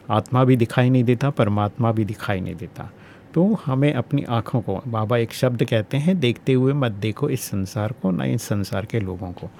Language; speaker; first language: Hindi; native; Hindi